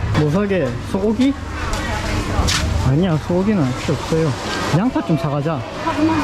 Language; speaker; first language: Korean; native; Korean